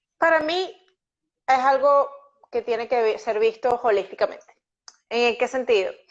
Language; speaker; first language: Spanish; native; Spanish